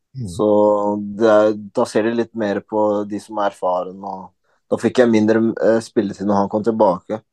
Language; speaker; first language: Norwegian; early bilingual, other home language; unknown